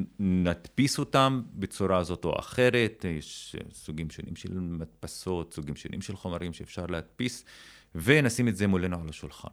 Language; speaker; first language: Hebrew; non-native, local second language; Arabic